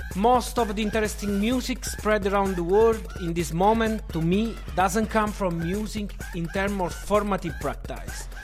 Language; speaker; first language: English; non-native, fluent; Italian